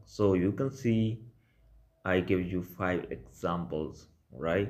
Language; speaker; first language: English; non-native, local second language; Punjabi